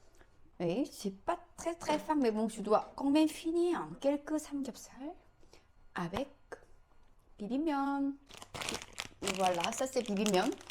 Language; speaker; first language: French; non-native, learner; Korean